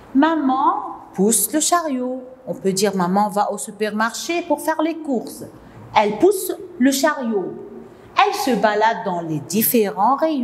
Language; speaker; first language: French; non-native, local second language; Arabic